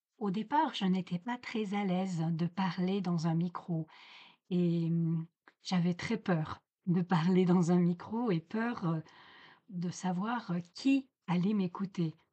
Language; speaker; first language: French; native; French